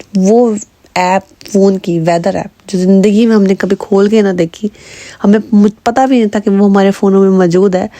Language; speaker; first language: Urdu; native; Urdu